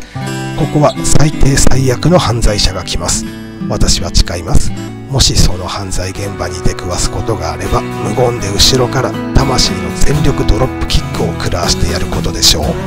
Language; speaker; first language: Japanese; native; Japanese